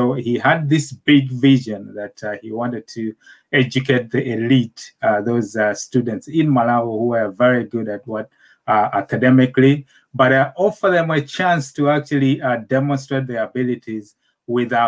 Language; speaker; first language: English; non-native, local second language; Nyanja